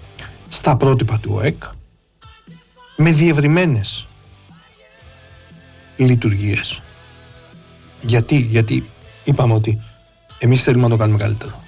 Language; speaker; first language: Greek; native; Greek